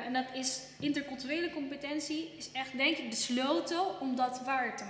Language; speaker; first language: Dutch; non-native, fluent; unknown